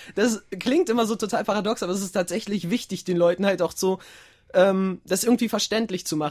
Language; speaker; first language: German; native; German